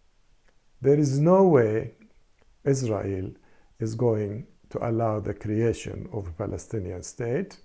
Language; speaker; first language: English; non-native, fluent; Arabic